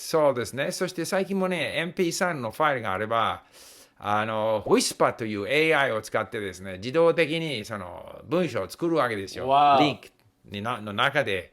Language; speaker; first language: Japanese; non-native, fluent; English